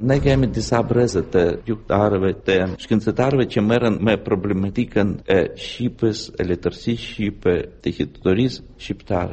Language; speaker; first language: Albanian; non-native, fluent; Russian